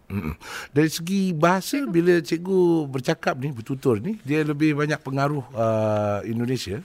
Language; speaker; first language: Malay; native; Malay